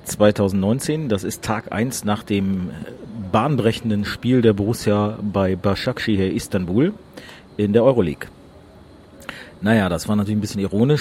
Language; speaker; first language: German; native; German